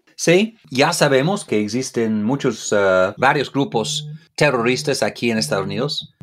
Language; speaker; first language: Spanish; non-native, fluent; English